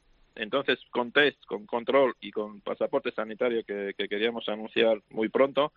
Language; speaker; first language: Spanish; non-native, fluent; Georgian